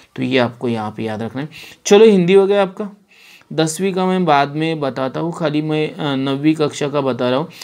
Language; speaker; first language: Hindi; non-native, local second language; Marathi